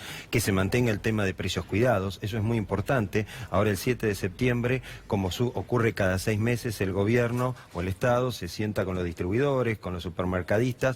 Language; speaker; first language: Spanish; native; Spanish